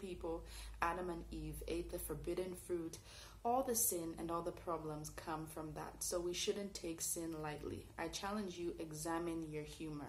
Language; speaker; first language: English; native; English